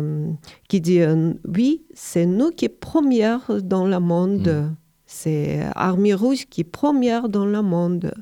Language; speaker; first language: French; non-native, learner; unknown